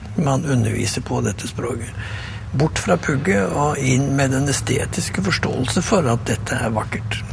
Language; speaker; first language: Norwegian; native; Norwegian